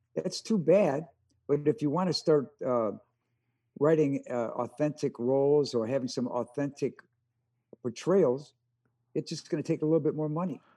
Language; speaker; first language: English; early bilingual, other home language; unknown